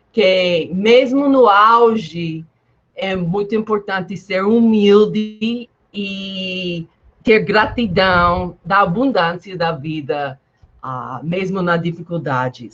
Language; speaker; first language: Portuguese; non-native, fluent; English